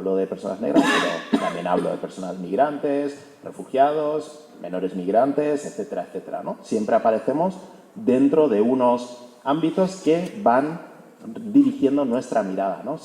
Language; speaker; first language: Spanish; early bilingual, other home language; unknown